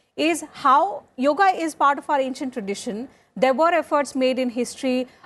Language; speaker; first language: English; non-native, local second language; Hindi